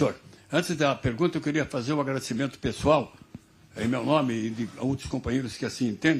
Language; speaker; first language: Portuguese; native; Portuguese